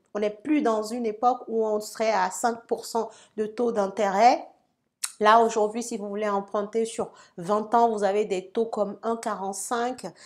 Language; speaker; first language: French; native; French